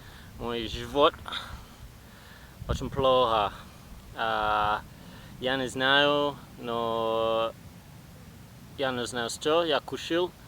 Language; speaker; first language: Russian; non-native, learner; English